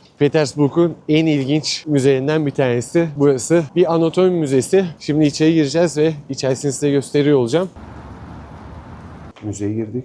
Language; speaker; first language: Turkish; native; Turkish